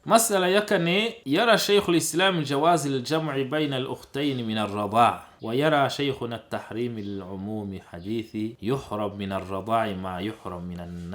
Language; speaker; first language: Arabic; non-native, fluent; Kinyarwanda